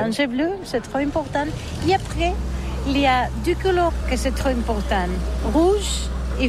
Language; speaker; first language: French; non-native, learner; Catalan